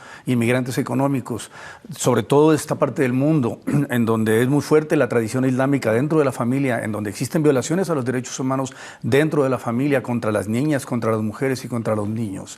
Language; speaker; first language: Spanish; native; Spanish